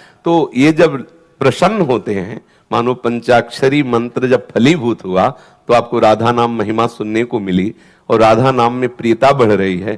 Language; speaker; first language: Hindi; native; Hindi